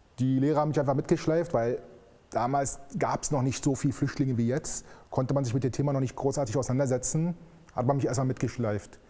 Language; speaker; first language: German; early bilingual, other home language; Arabic